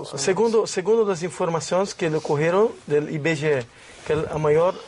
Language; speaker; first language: Spanish; non-native, learner; Portuguese